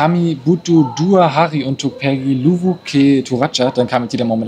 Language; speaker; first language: Indonesian; non-native, learner; German